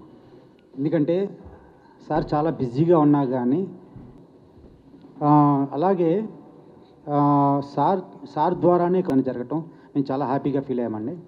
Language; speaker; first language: Telugu; native; Telugu